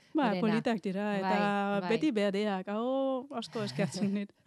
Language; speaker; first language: Basque; non-native, learner; German